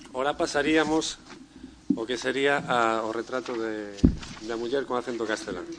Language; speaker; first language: Galician; non-native, local second language; Spanish